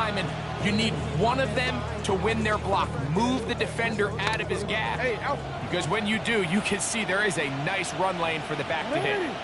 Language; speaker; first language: English; native; English